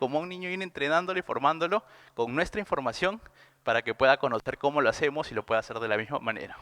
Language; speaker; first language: Spanish; native; Spanish